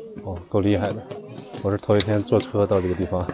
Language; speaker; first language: Chinese; native; Chinese